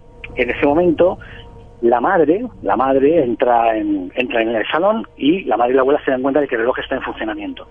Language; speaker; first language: Spanish; native; Spanish